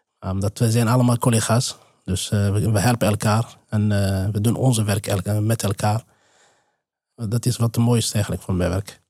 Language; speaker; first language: Dutch; non-native, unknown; Arabic